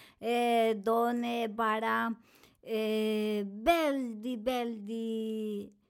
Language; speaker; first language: Swedish; non-native, learner; Spanish